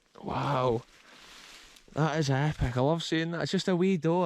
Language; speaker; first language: English; native; English